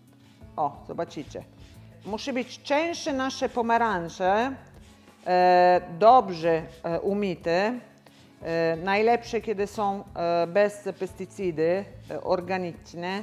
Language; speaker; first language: Polish; non-native, learner; Italian